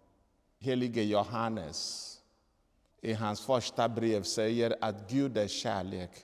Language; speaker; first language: Swedish; non-native, fluent; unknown